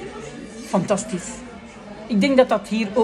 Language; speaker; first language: Dutch; non-native, fluent; French